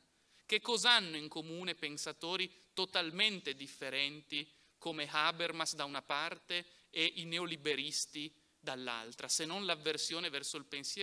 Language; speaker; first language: Italian; native; Italian